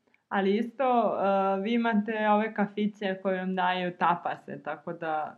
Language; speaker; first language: Serbian; native; Serbian